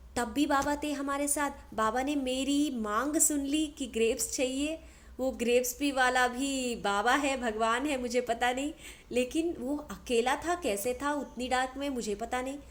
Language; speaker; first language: Hindi; non-native, local second language; Telugu